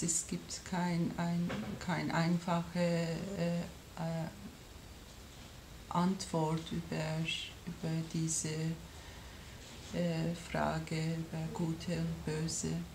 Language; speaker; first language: German; non-native, fluent; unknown